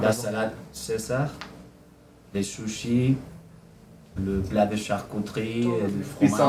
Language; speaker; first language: French; non-native, learner; Spanish